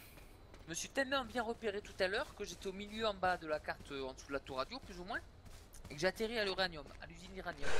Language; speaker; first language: French; native; French